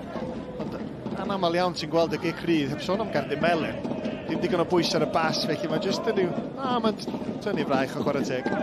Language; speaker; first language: Welsh; native; Welsh